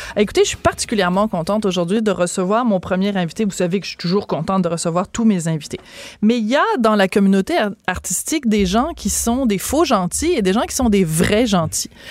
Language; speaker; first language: French; native; French